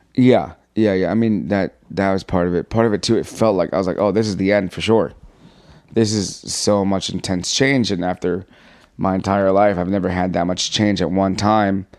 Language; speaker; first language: English; native; English